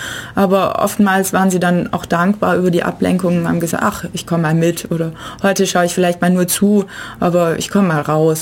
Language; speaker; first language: German; native; German